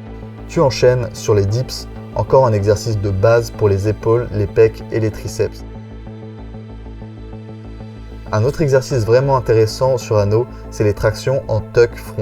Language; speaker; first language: French; native; French